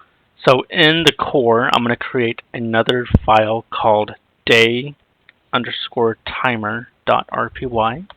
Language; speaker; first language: English; native; English